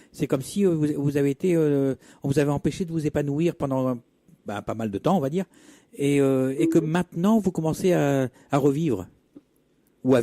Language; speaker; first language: French; native; French